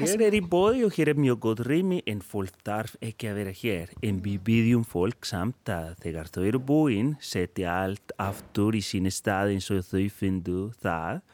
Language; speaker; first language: Icelandic; non-native, fluent; Spanish